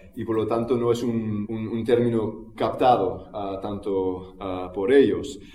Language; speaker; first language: Spanish; non-native, fluent; English